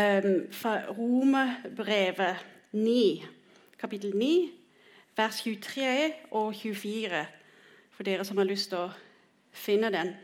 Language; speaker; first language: Norwegian; non-native, fluent; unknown